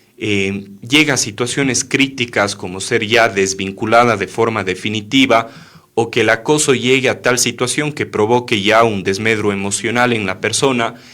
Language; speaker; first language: Spanish; native; Spanish